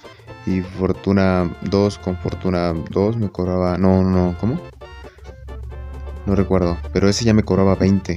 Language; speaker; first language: Spanish; native; Spanish